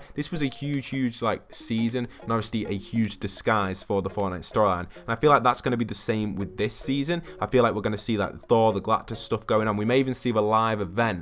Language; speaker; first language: English; native; English